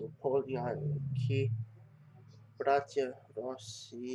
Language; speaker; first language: Polish; non-native, learner; English